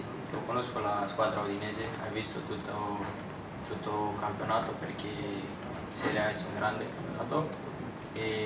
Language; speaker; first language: Italian; non-native, learner; Romanian